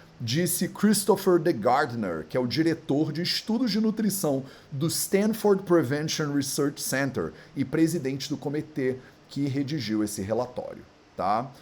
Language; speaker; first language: Portuguese; native; Portuguese